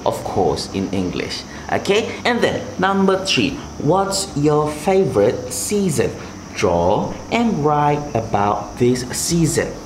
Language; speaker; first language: English; non-native, local second language; Malay